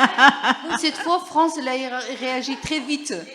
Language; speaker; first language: French; non-native, learner; Persian